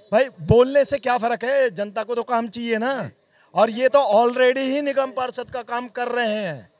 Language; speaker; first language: Hindi; native; Hindi